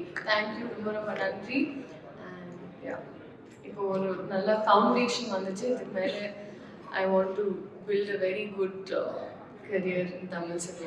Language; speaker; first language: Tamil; non-native, fluent; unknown